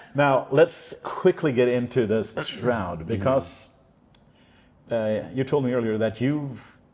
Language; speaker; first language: English; non-native, fluent; Norwegian